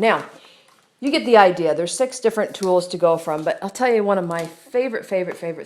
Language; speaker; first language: English; native; English